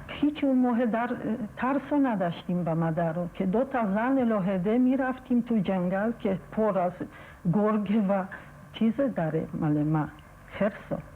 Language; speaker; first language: Persian; non-native, fluent; Polish